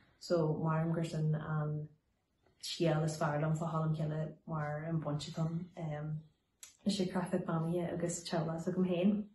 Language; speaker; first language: Irish; native; Irish